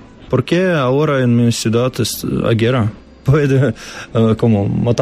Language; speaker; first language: Spanish; non-native, learner; Russian